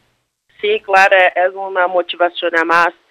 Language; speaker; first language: Spanish; non-native, learner; Portuguese